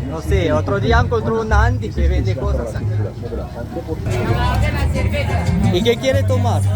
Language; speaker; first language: Spanish; non-native, learner; French